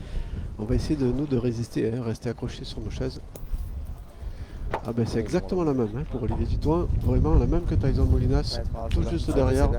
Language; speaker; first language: French; native; French